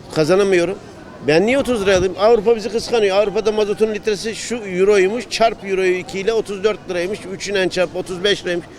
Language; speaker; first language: Turkish; native; Turkish